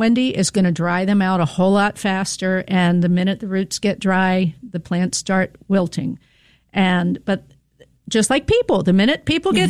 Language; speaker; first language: English; native; English